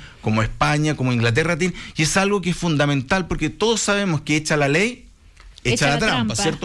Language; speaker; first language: Spanish; native; Spanish